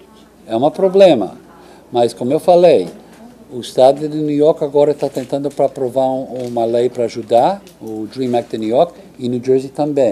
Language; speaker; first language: Portuguese; non-native, fluent; English